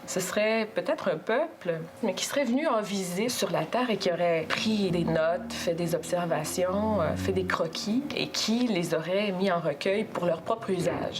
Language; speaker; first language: French; native; French